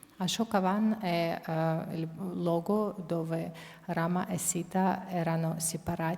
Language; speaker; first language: Italian; non-native, fluent; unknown